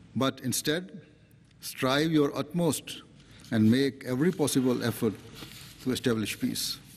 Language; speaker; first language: English; non-native, local second language; Urdu